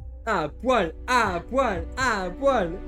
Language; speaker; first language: French; native; French